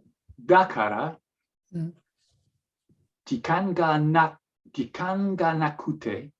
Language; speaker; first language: Japanese; non-native, learner; English